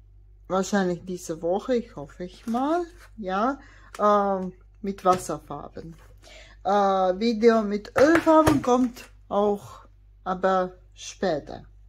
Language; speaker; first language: German; non-native, fluent; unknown